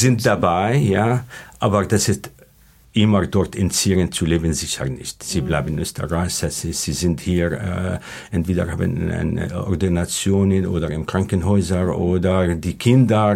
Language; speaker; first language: German; non-native, learner; Arabic